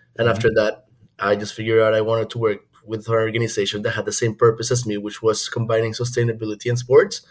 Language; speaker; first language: English; non-native, fluent; Spanish